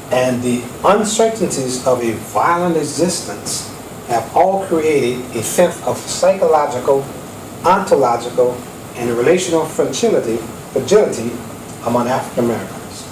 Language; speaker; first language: English; native; English